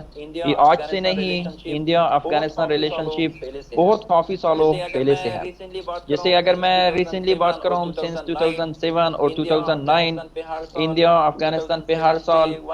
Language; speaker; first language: Hindi; non-native, fluent; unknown